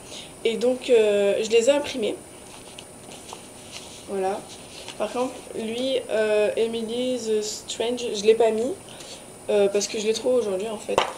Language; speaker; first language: French; native; French